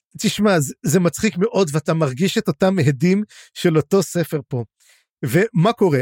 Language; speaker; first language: Hebrew; native; Hebrew